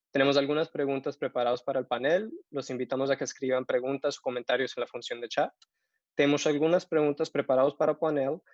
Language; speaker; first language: Spanish; early bilingual, heritage; Spanish